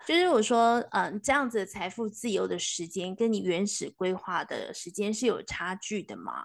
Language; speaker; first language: Chinese; native; Chinese